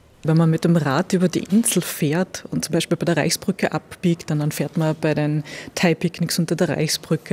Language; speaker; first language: German; native; German